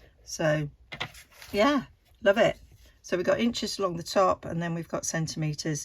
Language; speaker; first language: English; native; English